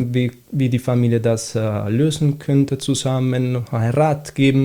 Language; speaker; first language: German; non-native, fluent; Italian